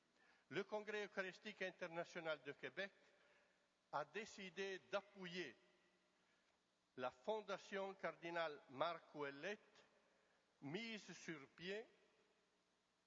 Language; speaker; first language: French; non-native, fluent; Italian